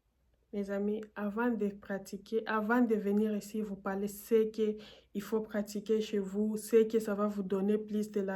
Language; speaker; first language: French; non-native, fluent; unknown